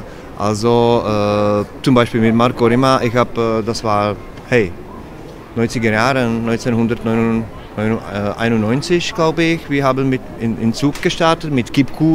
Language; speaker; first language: German; non-native, learner; Czech